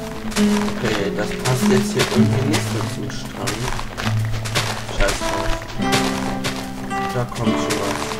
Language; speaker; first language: German; native; German